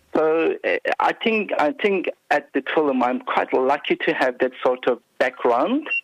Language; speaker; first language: English; non-native, fluent; Turkish